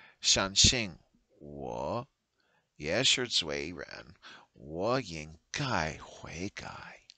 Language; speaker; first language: Chinese; non-native, learner; English